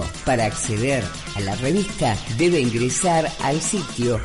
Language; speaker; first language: Spanish; native; Spanish